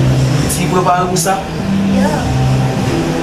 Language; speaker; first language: French; non-native, learner; Haitian Creole